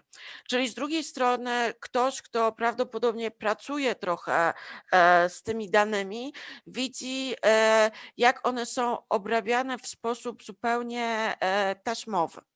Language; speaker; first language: Polish; native; Polish